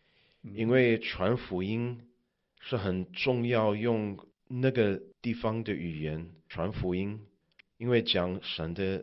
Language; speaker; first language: Chinese; non-native, learner; English